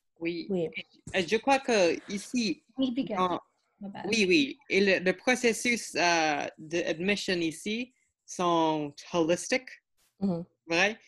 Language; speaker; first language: French; non-native, learner; English